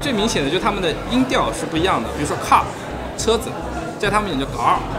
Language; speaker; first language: Chinese; native; Chinese